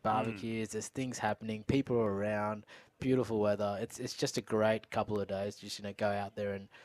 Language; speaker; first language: English; non-native, local second language; Urdu